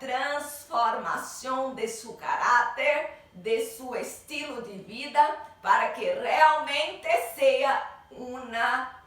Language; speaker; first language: Spanish; non-native, learner; Portuguese